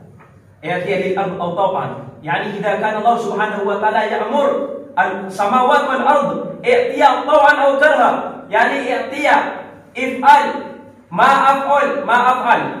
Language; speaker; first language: Arabic; non-native, learner; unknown